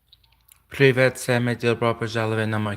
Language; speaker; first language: Russian; non-native, learner; English